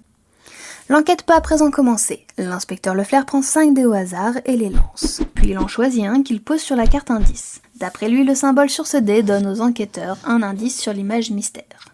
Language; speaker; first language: French; native; French